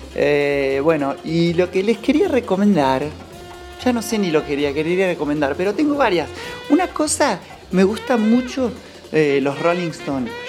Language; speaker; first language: Spanish; native; Spanish